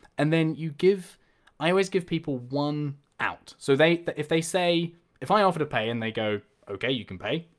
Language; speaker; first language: English; native; English